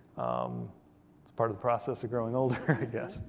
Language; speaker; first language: English; native; English